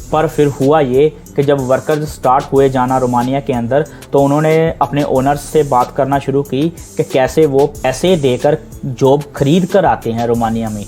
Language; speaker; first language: Hindi; non-native, local second language; Punjabi